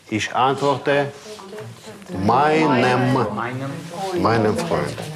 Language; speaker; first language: German; non-native, fluent; Russian